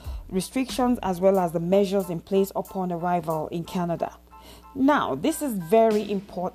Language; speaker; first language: English; non-native, local second language; Yoruba